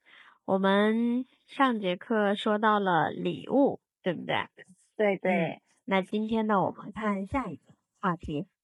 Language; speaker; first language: Chinese; non-native, fluent; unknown